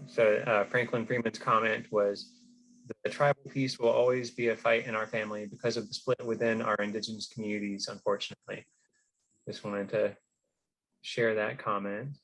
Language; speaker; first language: English; native; English